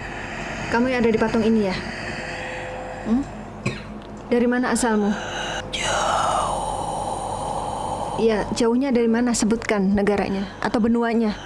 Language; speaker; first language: Indonesian; native; Indonesian